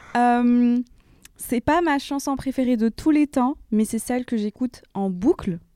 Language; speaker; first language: French; non-native, local second language; Arabic